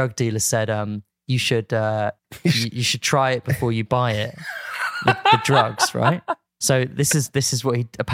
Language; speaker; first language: English; native; English